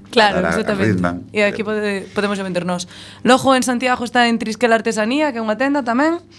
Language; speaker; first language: Galician; native; Galician